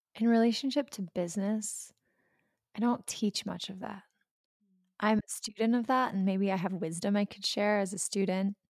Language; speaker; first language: English; native; English